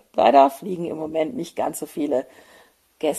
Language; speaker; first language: German; native; German